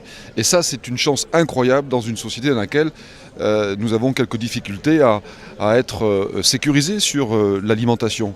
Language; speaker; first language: French; native; French